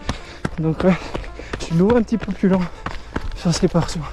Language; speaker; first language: French; native; French